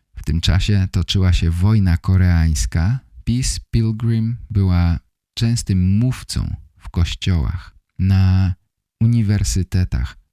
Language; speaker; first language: Polish; native; Polish